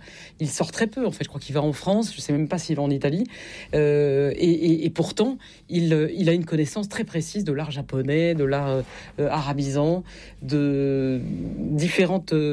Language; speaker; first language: French; native; French